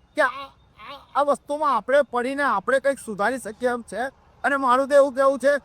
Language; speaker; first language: Gujarati; native; Gujarati